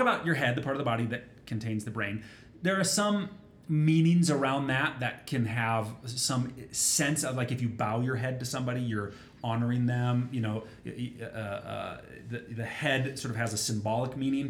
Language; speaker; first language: English; native; English